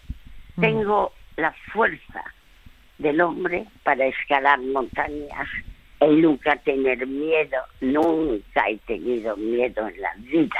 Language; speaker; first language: Spanish; early bilingual, other home language; French